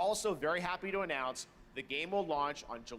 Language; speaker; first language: English; native; English